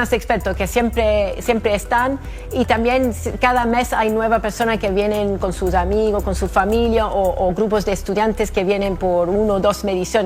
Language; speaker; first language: Spanish; non-native, fluent; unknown